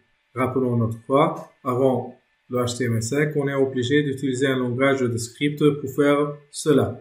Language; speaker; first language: French; non-native, local second language; Arabic